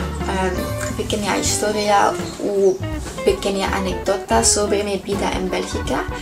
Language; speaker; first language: Spanish; non-native, learner; Dutch